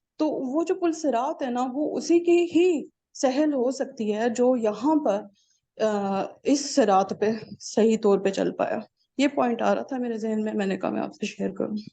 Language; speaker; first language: Urdu; native; Urdu